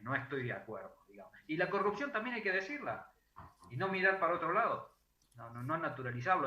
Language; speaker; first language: Spanish; native; Spanish